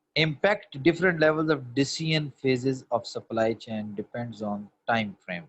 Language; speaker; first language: English; non-native, local second language; Urdu